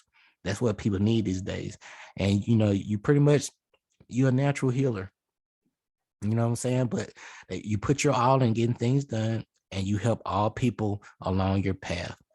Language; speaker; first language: English; native; English